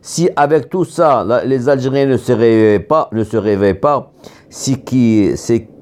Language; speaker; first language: French; non-native, local second language; Arabic